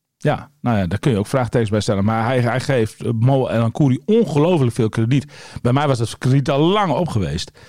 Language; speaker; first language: Dutch; native; Dutch